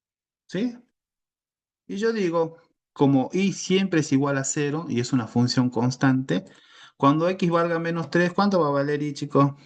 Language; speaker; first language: Spanish; native; Spanish